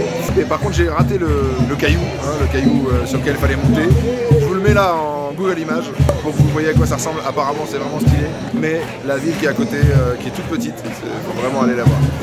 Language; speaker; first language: French; native; French